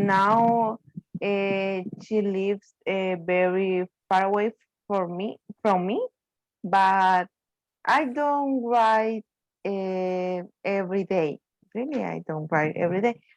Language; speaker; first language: English; non-native, learner; Spanish